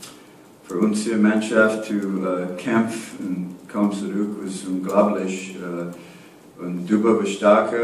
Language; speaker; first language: German; non-native, learner; English